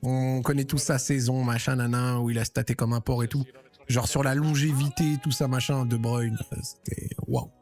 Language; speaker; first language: French; native; French